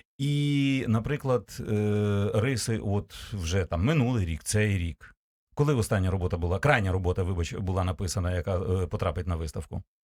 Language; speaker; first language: Ukrainian; native; Ukrainian